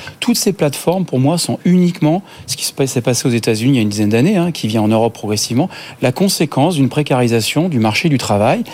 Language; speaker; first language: French; native; French